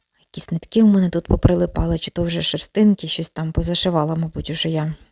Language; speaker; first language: Ukrainian; non-native, local second language; Russian